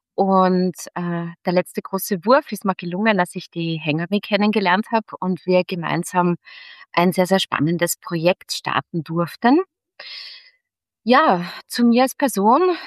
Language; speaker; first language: German; native; German